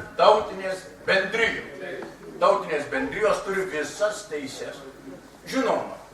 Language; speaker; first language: Lithuanian; native; Lithuanian